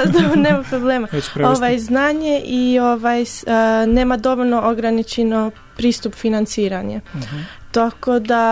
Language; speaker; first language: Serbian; early bilingual, heritage; English